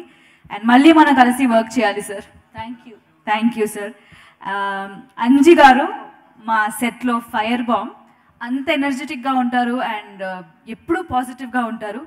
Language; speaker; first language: Telugu; non-native, fluent; Tamil